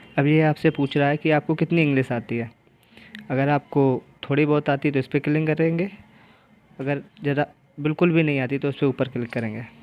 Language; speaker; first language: Hindi; native; Hindi